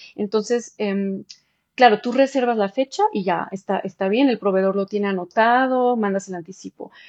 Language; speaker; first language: Spanish; early bilingual, heritage; Spanish